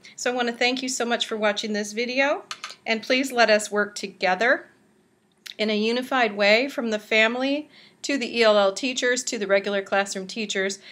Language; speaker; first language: English; native; English